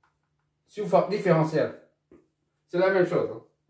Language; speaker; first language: French; non-native, local second language; Arabic